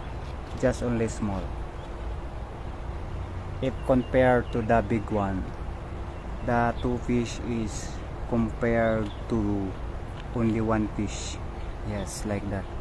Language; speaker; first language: English; non-native, learner; Filipino